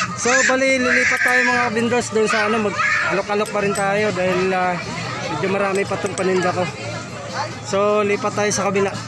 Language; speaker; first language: Filipino; non-native, local second language; Waray